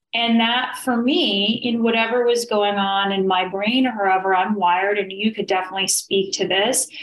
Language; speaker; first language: English; native; English